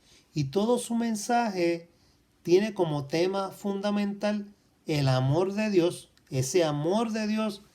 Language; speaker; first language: Spanish; native; Spanish